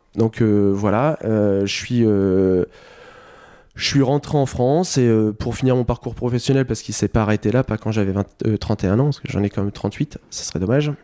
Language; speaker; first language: French; native; French